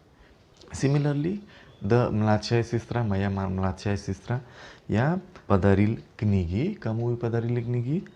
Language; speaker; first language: Russian; non-native, fluent; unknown